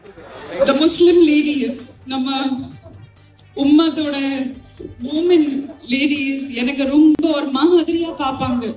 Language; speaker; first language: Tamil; non-native, fluent; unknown